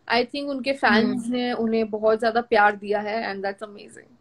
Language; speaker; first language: Hindi; non-native, local second language; Gujarati